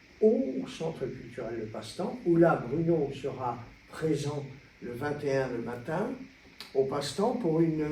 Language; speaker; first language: French; native; French